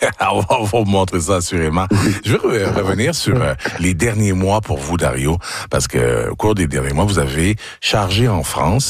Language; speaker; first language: French; native; French